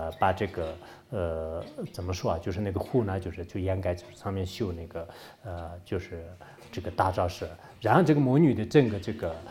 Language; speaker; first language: Chinese; non-native, local second language; Tibetan